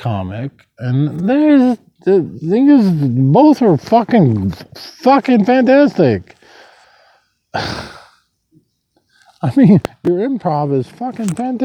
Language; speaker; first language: English; native; English